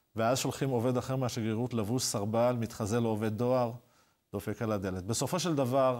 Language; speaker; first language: Hebrew; native; Hebrew